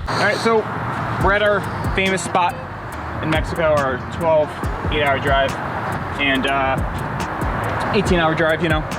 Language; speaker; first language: English; native; English